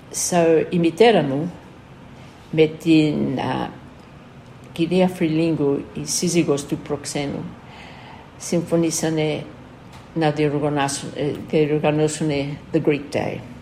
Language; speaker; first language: Greek; early bilingual, heritage; Greek